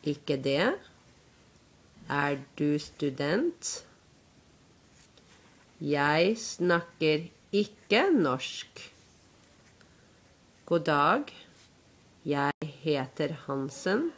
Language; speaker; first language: Norwegian; non-native, learner; English